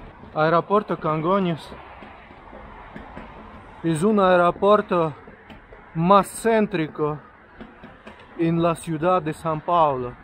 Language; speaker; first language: Spanish; non-native, fluent; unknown